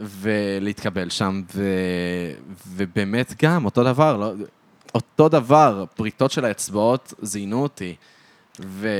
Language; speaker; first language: Hebrew; early bilingual, other home language; French